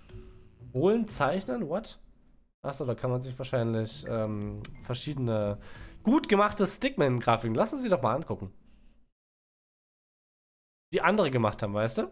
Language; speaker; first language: German; native; German